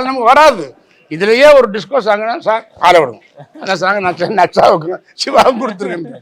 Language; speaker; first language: Tamil; native; Tamil